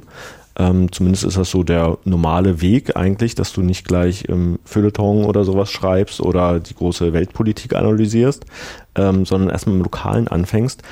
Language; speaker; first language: German; native; German